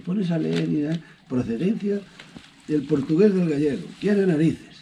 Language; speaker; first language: Spanish; non-native, local second language; Galician